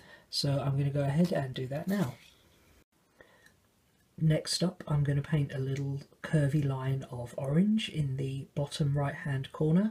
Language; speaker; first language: English; native; English